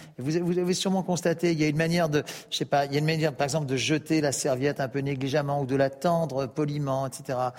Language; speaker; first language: French; native; French